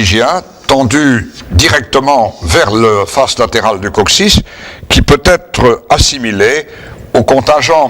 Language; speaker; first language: French; native; French